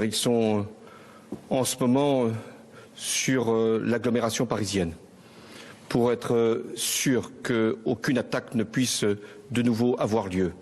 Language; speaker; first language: French; native; French